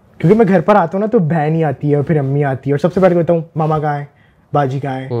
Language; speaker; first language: Urdu; early bilingual, heritage; Urdu